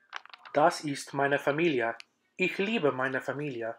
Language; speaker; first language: German; non-native, learner; English